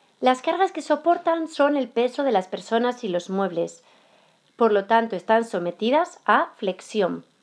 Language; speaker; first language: Spanish; native; Spanish